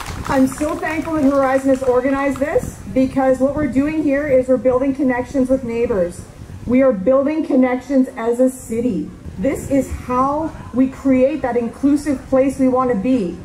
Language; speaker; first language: English; native; English